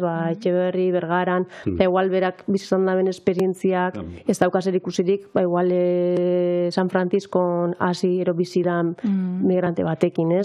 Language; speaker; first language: Basque; native; Basque